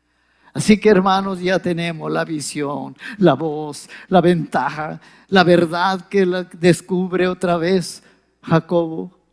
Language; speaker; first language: Spanish; native; Spanish